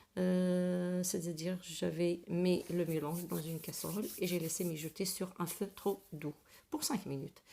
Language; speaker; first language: French; non-native, local second language; Arabic